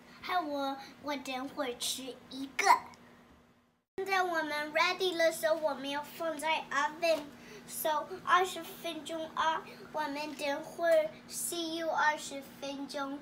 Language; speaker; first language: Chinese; early bilingual, heritage; Chinese